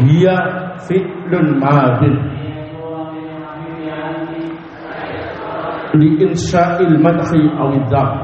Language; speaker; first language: Arabic; non-native, fluent; Indonesian